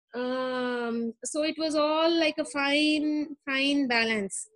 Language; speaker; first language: English; non-native, local second language; Hindi